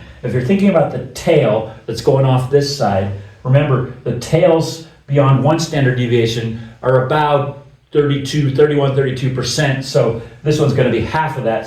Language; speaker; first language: English; native; English